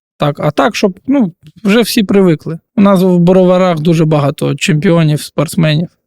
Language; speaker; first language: Ukrainian; non-native, local second language; Russian